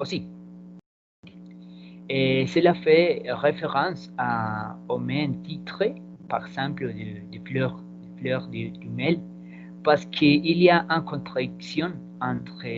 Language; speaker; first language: French; non-native, learner; Spanish